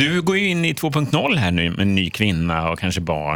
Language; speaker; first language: Swedish; native; Swedish